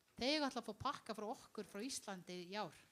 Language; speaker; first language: Icelandic; non-native, learner; Spanish